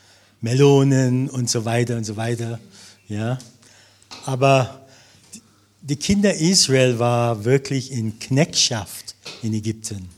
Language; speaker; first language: German; non-native, learner; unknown